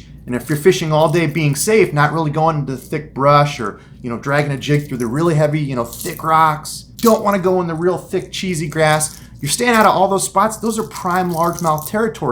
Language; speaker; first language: English; native; English